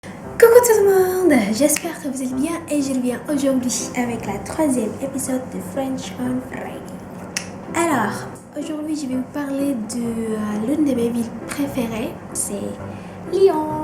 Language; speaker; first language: French; non-native, fluent; Indonesian